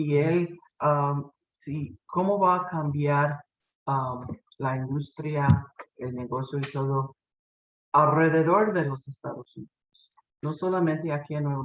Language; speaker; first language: Spanish; non-native, fluent; English